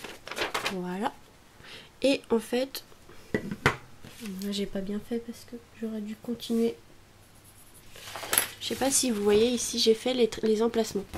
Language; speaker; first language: French; native; French